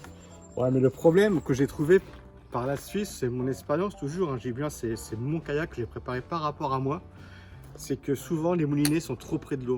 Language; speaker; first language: French; native; French